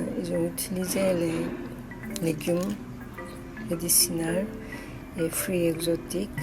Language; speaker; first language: French; non-native, fluent; Korean